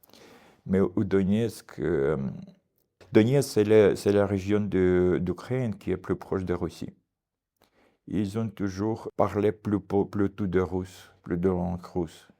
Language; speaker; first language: French; non-native, learner; Ukrainian